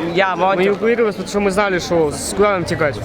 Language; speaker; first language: Russian; native; Russian